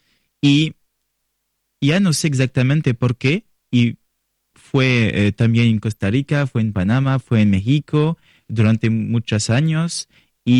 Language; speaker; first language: Spanish; non-native, learner; French